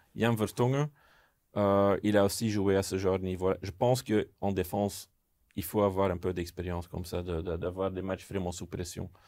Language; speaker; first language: French; non-native, local second language; Dutch